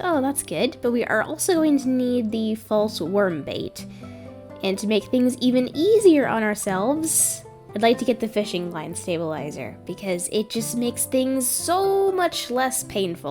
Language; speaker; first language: English; native; English